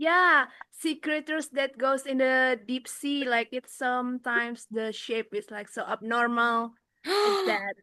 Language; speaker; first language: English; non-native, learner; Indonesian